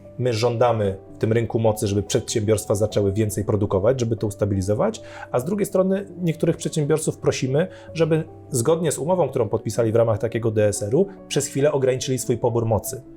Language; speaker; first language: Polish; native; Polish